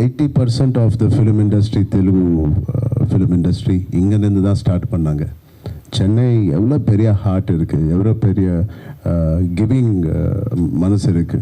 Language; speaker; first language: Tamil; non-native, learner; Telugu